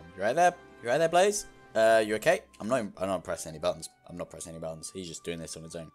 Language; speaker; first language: English; native; English